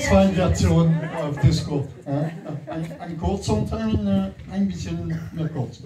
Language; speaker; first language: German; non-native, learner; French